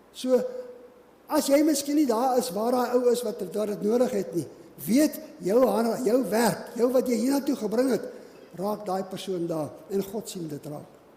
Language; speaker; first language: Afrikaans; non-native, local second language; English